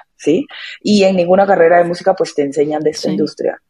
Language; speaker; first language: Spanish; native; Spanish